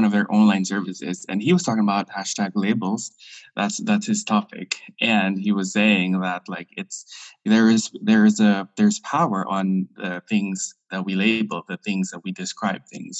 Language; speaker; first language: English; non-native, local second language; Filipino